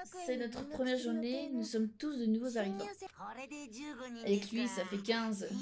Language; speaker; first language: French; native; French